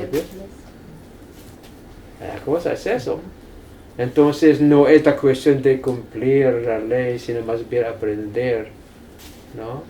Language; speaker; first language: Spanish; non-native, fluent; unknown